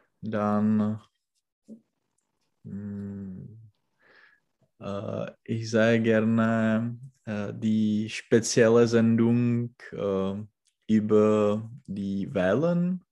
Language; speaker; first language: German; non-native, learner; Czech